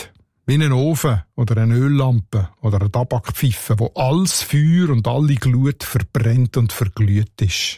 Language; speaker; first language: German; native; German